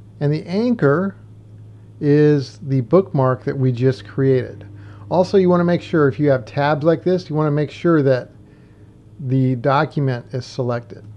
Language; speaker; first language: English; native; English